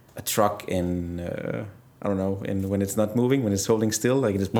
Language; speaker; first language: English; non-native, fluent; Danish